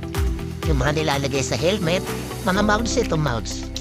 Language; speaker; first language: Filipino; native; Filipino